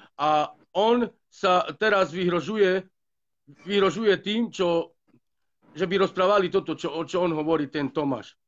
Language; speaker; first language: Slovak; non-native, local second language; Romany